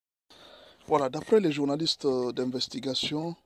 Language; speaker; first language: French; non-native, local second language; Lingala